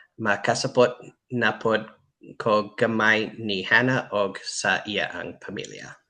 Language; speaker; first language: Cebuano; non-native, learner; English